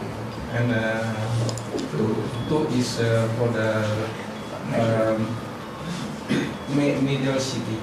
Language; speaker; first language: English; non-native, learner; Indonesian